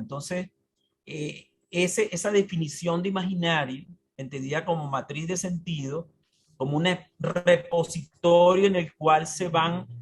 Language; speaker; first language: Spanish; native; Spanish